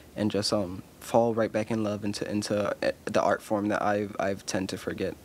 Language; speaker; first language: English; early bilingual, other home language; Spanish